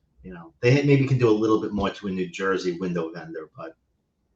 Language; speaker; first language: English; native; English